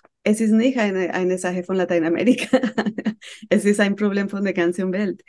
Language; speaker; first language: German; non-native, fluent; Spanish